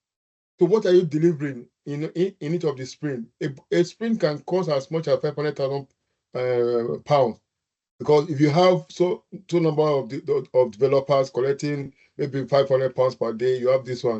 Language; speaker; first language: English; non-native, local second language; Yoruba